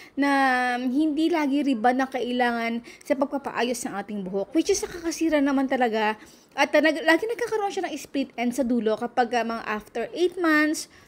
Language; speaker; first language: Filipino; native; Filipino